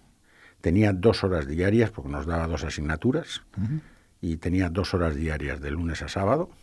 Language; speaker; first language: Spanish; native; Spanish